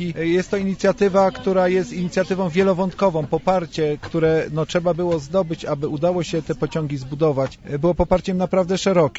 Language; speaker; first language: Polish; native; Polish